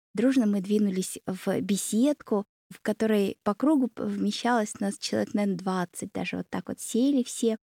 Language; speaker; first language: Russian; native; Russian